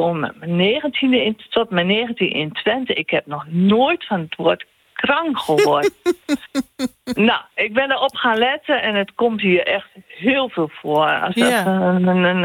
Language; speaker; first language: Dutch; native; Dutch